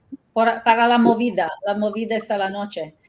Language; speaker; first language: Spanish; non-native, learner; Italian